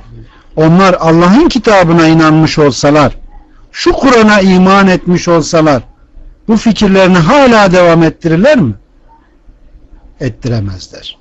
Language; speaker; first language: Turkish; native; Turkish